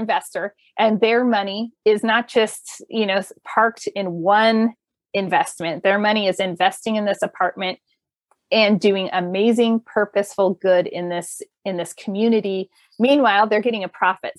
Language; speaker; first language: English; native; English